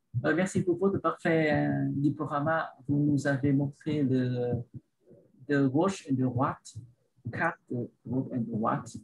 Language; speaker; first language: French; non-native, learner; Vietnamese